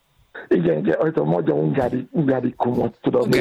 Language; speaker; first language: Hungarian; non-native, learner; Yoruba